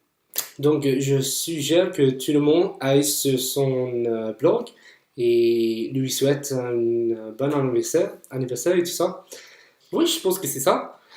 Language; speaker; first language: French; non-native, fluent; English